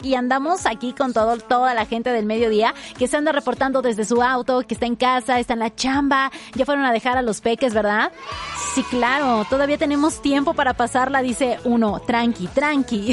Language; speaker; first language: Spanish; native; Spanish